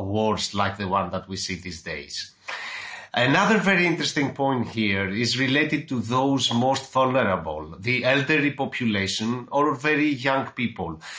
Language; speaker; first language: English; non-native, fluent; Greek